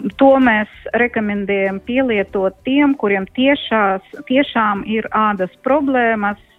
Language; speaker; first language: Latvian; non-native, local second language; Russian